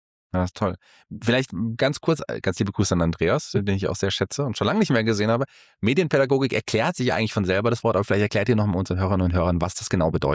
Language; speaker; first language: German; native; German